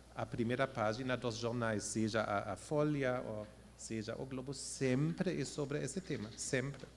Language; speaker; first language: Portuguese; non-native, fluent; German